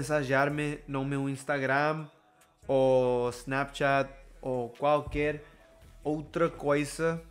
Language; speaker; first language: Portuguese; non-native, learner; Spanish